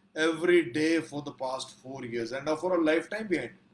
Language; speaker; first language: English; non-native, local second language; Punjabi